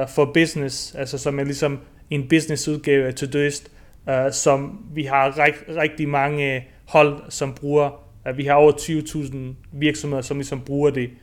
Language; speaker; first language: Danish; early bilingual, other home language; Bosnian